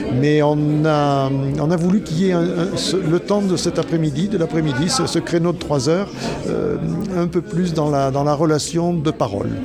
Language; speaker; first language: French; native; French